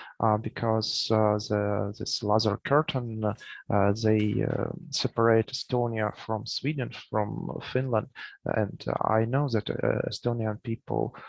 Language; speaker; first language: English; non-native, learner; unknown